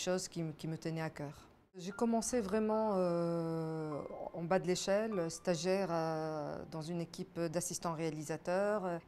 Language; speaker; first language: French; non-native, local second language; Arabic